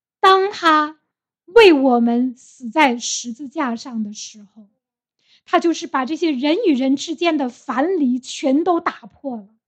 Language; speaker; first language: Chinese; native; Chinese